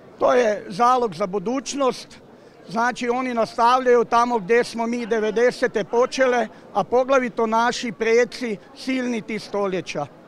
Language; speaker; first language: Croatian; native; Croatian